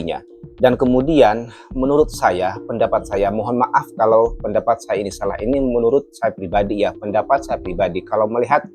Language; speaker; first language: Indonesian; native; Indonesian